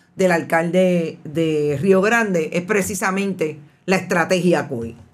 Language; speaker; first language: Spanish; native; Spanish